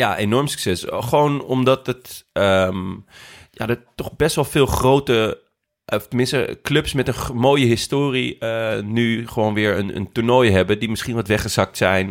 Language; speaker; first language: Dutch; native; Dutch